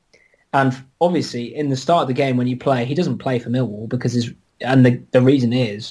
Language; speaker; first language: English; native; English